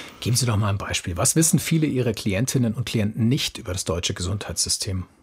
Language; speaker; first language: German; native; German